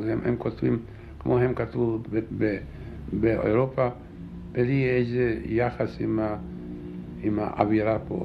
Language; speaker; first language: Hebrew; non-native, fluent; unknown